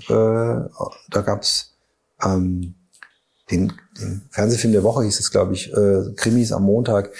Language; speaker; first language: German; native; German